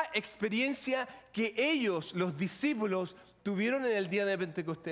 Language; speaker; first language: Spanish; native; Spanish